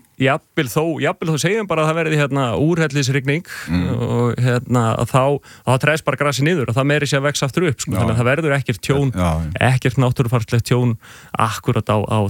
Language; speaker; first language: Icelandic; native; Icelandic